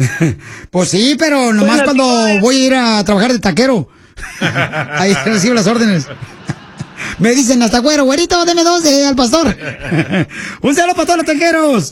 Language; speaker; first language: Spanish; native; Spanish